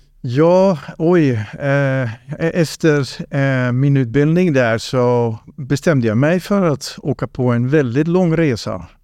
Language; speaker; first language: Swedish; non-native, fluent; Dutch